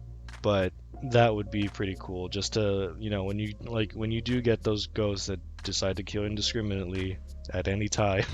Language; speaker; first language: English; native; English